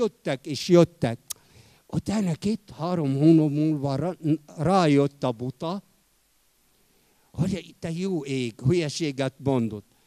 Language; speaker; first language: Hungarian; non-native, fluent; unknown